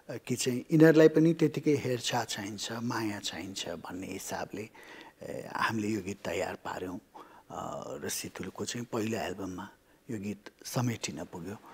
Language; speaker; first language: Nepali; native; Nepali